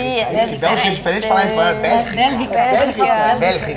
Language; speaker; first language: Portuguese; native; Portuguese